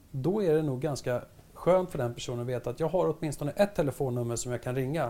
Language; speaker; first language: Swedish; early bilingual, other home language; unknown